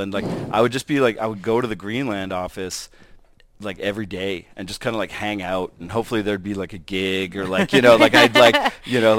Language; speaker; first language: English; native; English